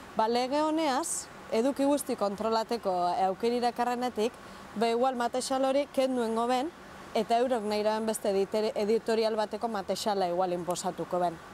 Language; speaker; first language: Basque; native; Basque